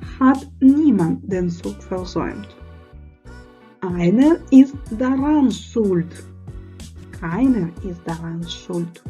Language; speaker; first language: German; non-native, fluent; Ukrainian